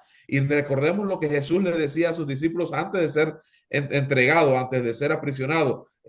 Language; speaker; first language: Spanish; native; Spanish